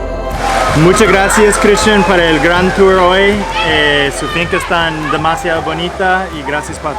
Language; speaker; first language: Spanish; non-native, learner; English